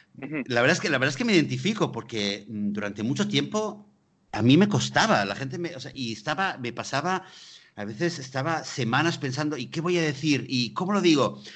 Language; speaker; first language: Spanish; native; Spanish